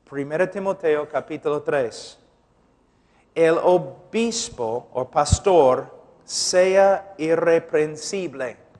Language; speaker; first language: Spanish; non-native, fluent; English